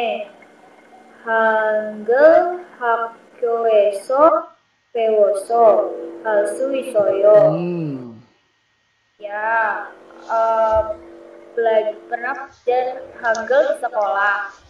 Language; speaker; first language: Korean; non-native, learner; Indonesian